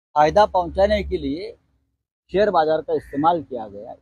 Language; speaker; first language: Hindi; non-native, local second language; Marathi